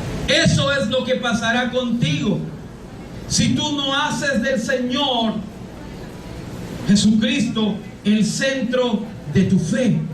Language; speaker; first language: Spanish; native; Spanish